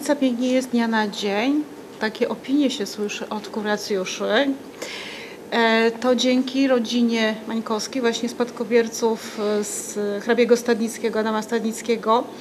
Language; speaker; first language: Polish; native; Polish